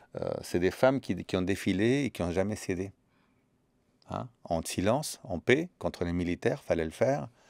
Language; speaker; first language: French; early bilingual, other home language; Spanish